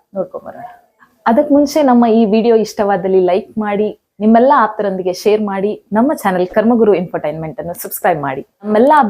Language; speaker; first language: Kannada; non-native, local second language; Tulu